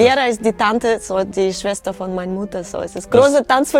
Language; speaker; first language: German; non-native, learner; Russian